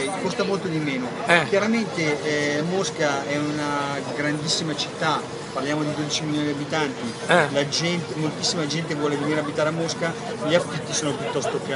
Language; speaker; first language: Italian; native; Italian